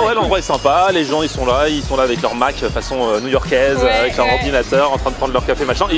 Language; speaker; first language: French; native; French